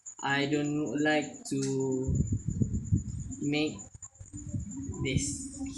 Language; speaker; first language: English; non-native, learner; Malay